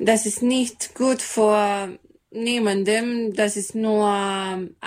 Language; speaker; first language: German; non-native, learner; Serbian